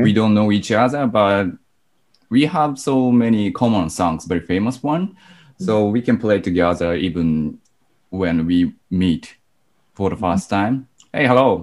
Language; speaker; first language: English; non-native, fluent; Japanese